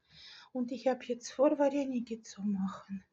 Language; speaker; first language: German; non-native, fluent; Russian